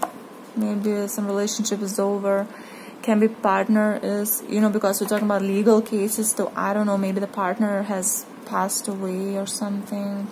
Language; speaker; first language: English; non-native, fluent; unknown